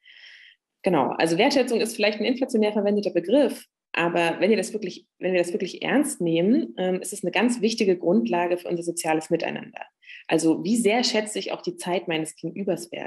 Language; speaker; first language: German; native; German